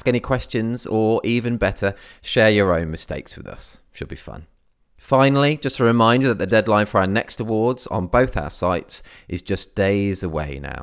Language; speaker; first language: English; native; English